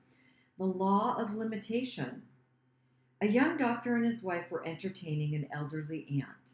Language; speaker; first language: English; native; English